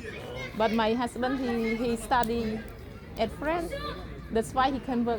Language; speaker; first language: English; non-native, learner; Khmer